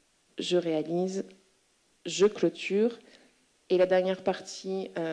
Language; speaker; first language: French; native; French